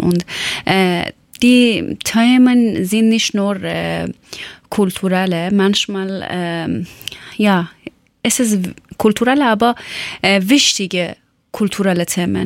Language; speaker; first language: German; non-native, learner; Persian